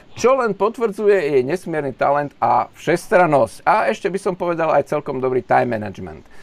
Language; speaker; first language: Slovak; native; Slovak